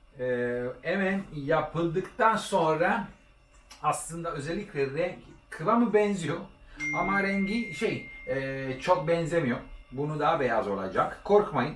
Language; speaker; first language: Turkish; non-native, learner; Italian